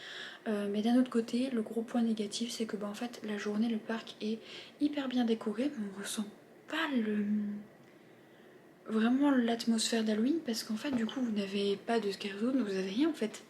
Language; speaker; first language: French; native; French